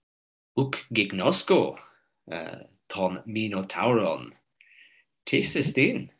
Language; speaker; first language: Greek; non-native, fluent; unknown